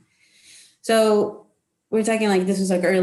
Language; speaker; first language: English; non-native, fluent; Spanish